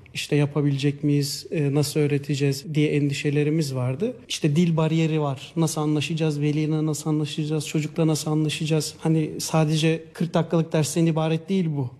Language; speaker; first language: Turkish; native; Turkish